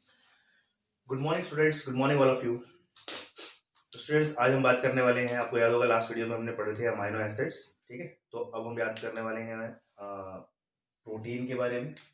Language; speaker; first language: Hindi; native; Hindi